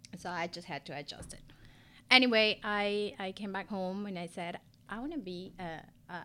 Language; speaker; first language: English; non-native, fluent; Spanish